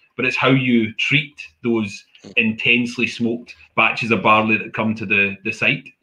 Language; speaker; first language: English; native; English